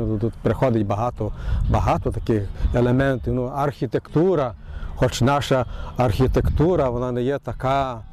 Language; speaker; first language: Ukrainian; early bilingual, heritage; Ukrainian